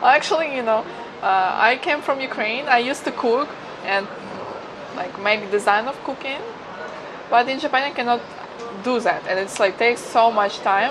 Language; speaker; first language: English; non-native, fluent; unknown